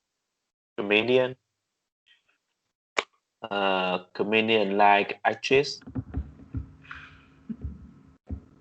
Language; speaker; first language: English; non-native, learner; Vietnamese